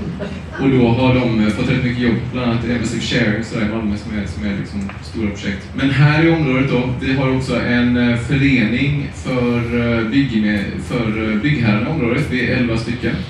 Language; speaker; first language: Swedish; native; Swedish